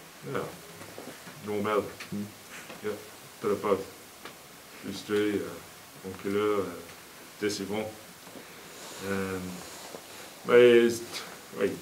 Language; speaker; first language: French; non-native, learner; English